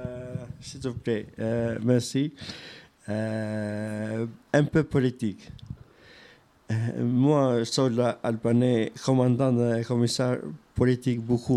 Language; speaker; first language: French; non-native, learner; Albanian